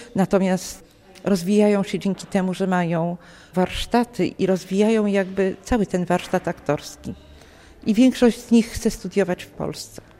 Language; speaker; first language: Polish; native; Polish